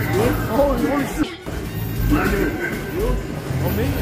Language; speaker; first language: English; non-native, learner; Korean